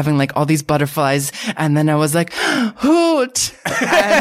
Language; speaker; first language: English; native; English